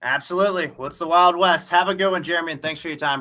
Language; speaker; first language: English; native; English